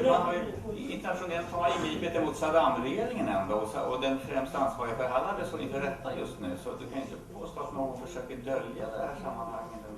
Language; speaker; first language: Swedish; native; Swedish